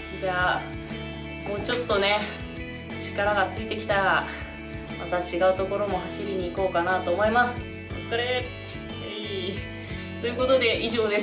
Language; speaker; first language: Japanese; native; Japanese